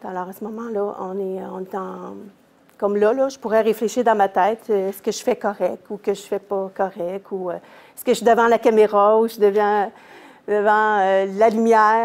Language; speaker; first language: French; native; French